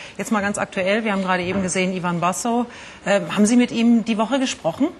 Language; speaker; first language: German; native; German